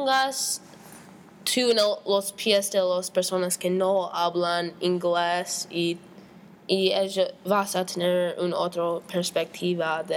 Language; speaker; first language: Spanish; non-native, learner; English